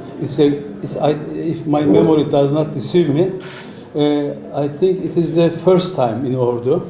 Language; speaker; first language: English; non-native, fluent; Turkish